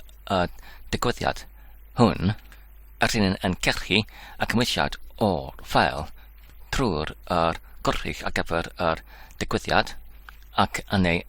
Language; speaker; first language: Welsh; non-native, learner; English